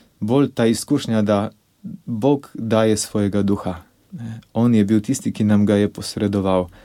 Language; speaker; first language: Slovenian; non-native, fluent; Polish